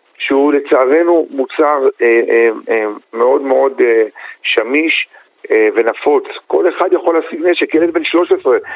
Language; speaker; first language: Hebrew; native; Hebrew